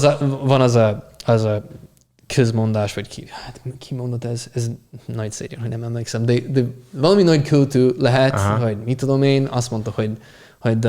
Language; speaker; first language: Hungarian; non-native, fluent; English